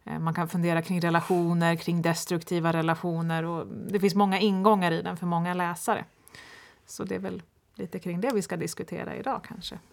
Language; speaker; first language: Swedish; native; Swedish